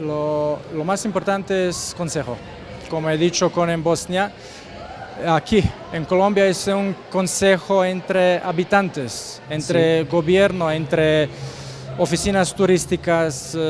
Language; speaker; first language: Spanish; non-native, fluent; Croatian